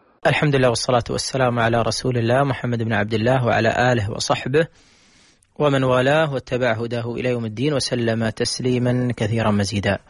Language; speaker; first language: Arabic; native; Arabic